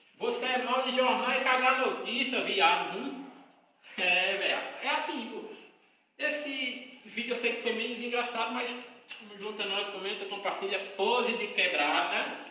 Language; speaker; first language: Portuguese; native; Portuguese